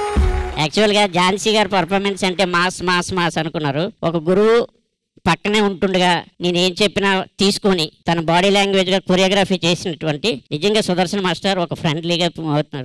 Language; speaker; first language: Telugu; native; Telugu